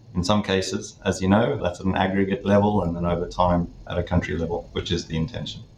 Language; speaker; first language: English; native; English